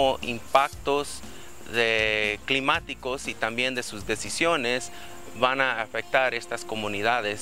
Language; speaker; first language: Spanish; early bilingual, heritage; Spanish